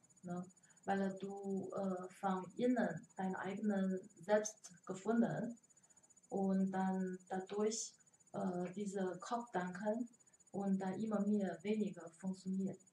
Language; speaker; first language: German; non-native, learner; Chinese